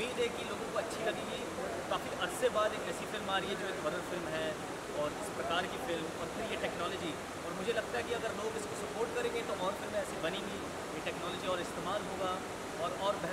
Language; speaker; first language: Hindi; native; Hindi